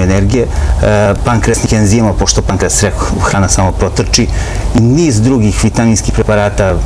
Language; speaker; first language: Serbian; native; Serbian